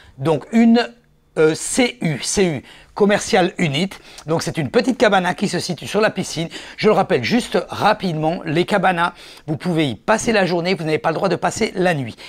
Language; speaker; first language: French; native; French